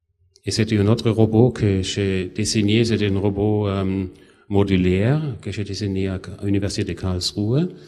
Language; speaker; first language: French; non-native, fluent; German